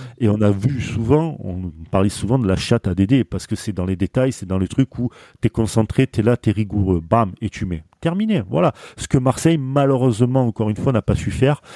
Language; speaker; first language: French; native; French